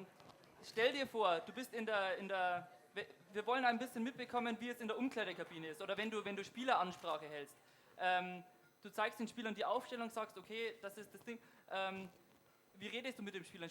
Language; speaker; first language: German; native; German